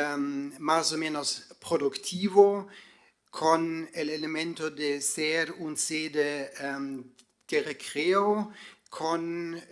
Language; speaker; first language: Spanish; non-native, fluent; German